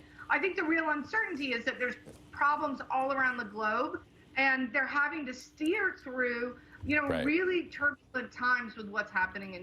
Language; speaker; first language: English; native; English